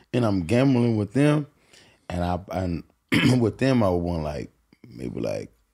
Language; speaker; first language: English; native; English